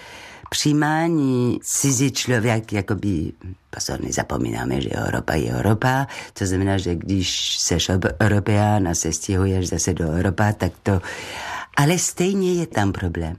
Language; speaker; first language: Czech; non-native, learner; French